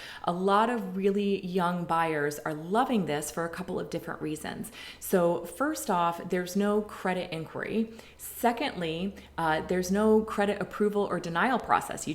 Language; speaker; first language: English; native; English